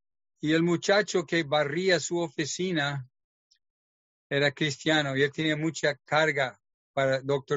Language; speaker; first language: Spanish; non-native, fluent; English